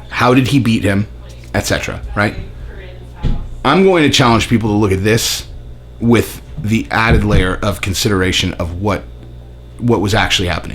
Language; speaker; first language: English; native; English